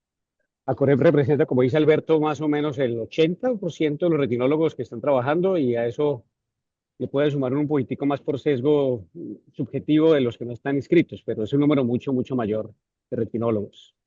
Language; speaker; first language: Spanish; native; Spanish